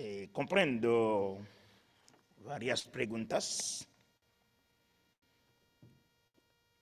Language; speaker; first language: Spanish; non-native, fluent; Haitian Creole